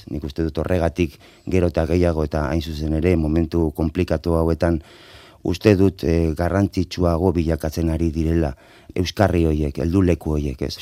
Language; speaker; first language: Basque; non-native, local second language; Spanish